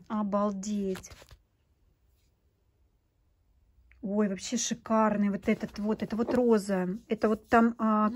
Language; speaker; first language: Russian; native; Russian